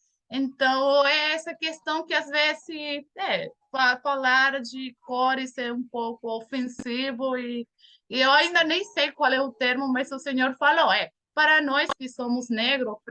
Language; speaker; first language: Portuguese; non-native, fluent; Spanish